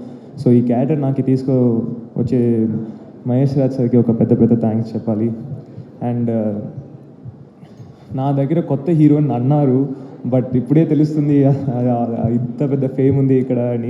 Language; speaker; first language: Telugu; non-native, learner; Tamil